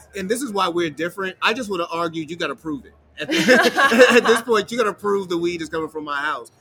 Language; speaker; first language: English; native; English